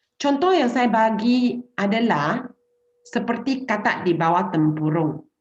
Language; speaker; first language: Malay; non-native, local second language; Chinese